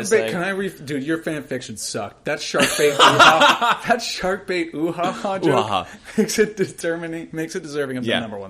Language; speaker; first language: English; native; English